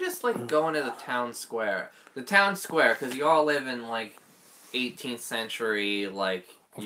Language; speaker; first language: English; native; English